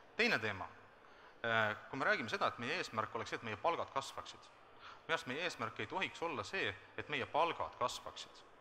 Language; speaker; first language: Estonian; native; Estonian